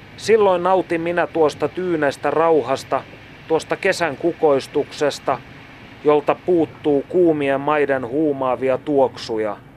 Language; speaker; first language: Finnish; native; Finnish